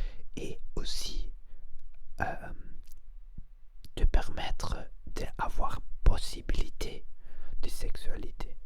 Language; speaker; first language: French; non-native, learner; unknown